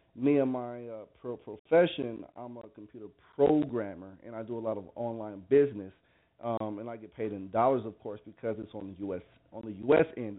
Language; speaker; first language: English; native; English